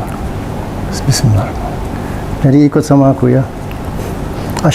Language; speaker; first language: Indonesian; non-native, learner; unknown